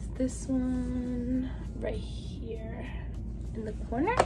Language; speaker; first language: English; native; English